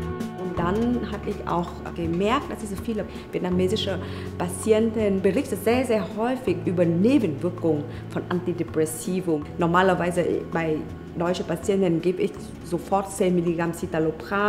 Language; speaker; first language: German; non-native, fluent; Vietnamese